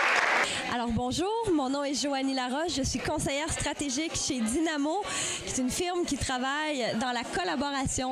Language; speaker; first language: French; native; French